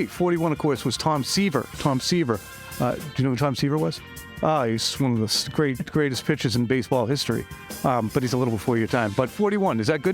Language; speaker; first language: English; native; English